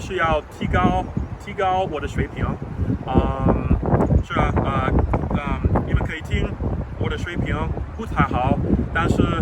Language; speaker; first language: Chinese; non-native, learner; English